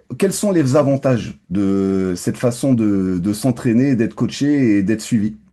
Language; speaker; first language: French; native; French